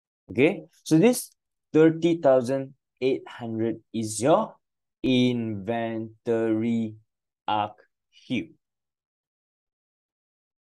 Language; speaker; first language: English; non-native, local second language; Chinese